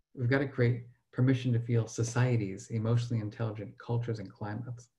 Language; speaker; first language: English; native; English